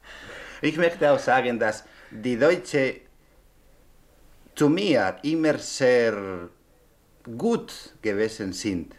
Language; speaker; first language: German; non-native, learner; Spanish